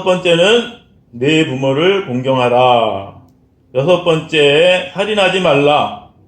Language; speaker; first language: Korean; native; Korean